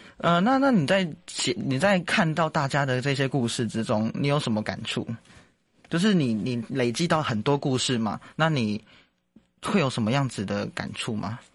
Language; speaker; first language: Chinese; native; Chinese